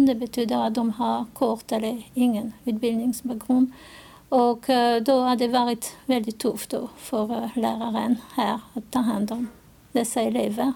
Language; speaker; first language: Swedish; non-native, fluent; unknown